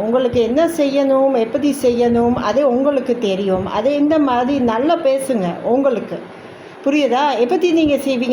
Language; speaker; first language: Tamil; non-native, learner; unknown